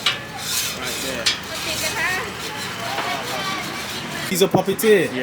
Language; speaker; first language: English; native; English